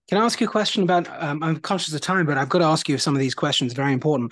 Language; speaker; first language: English; native; English